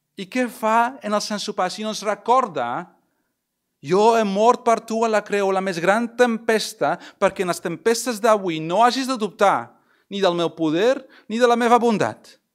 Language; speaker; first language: Catalan; non-native, fluent; English